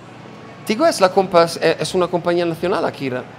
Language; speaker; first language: Spanish; non-native, learner; Italian